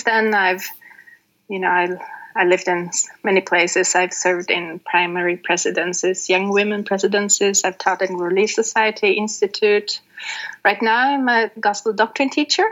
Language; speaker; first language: English; non-native, fluent; Norwegian